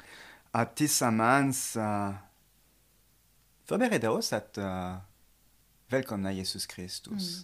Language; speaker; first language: Swedish; non-native, fluent; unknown